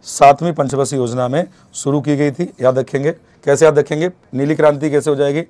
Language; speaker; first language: Hindi; native; Hindi